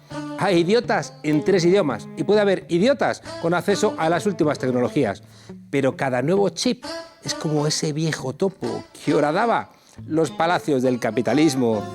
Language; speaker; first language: Spanish; native; Spanish